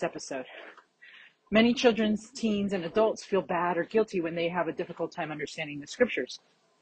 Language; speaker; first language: English; native; English